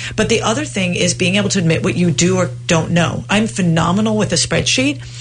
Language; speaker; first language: English; native; English